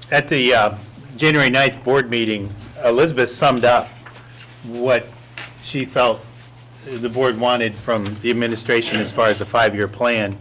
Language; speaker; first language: English; native; English